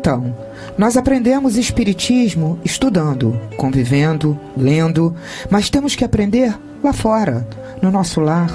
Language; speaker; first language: Portuguese; native; Portuguese